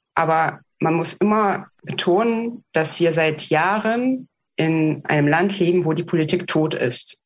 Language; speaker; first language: German; non-native, fluent; Russian